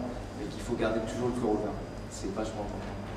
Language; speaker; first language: French; native; French